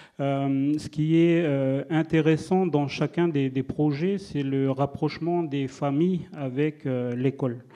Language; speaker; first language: French; non-native, local second language; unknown